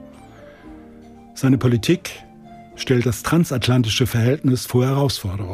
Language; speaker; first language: German; native; German